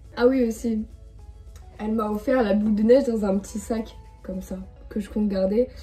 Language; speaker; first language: French; native; French